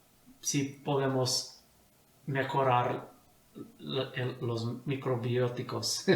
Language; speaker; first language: Spanish; non-native, fluent; English